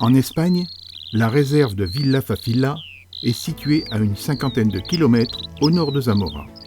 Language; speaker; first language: French; native; French